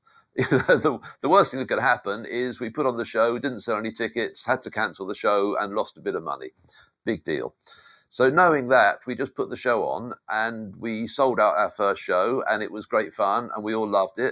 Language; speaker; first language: English; native; English